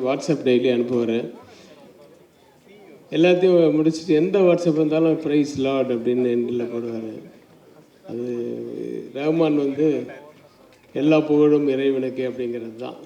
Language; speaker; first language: Tamil; native; Tamil